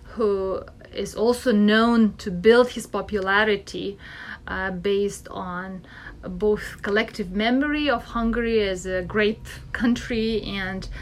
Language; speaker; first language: English; non-native, fluent; Russian